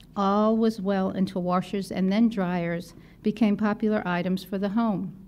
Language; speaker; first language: English; native; English